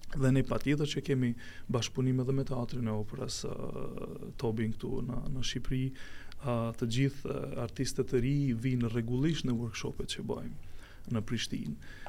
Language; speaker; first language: Albanian; native; Albanian